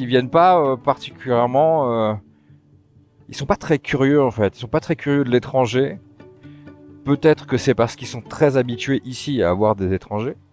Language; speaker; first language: French; native; French